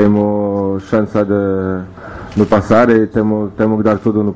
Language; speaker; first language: Portuguese; non-native, fluent; French